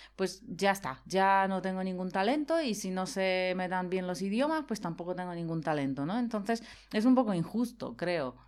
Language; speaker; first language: Spanish; non-native, fluent; Polish